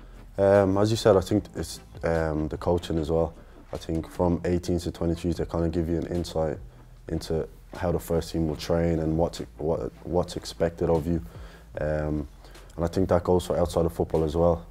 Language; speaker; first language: English; native; English